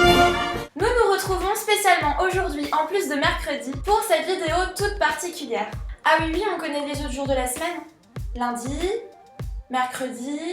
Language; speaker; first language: French; native; French